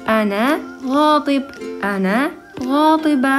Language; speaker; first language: Arabic; non-native, fluent; Turkish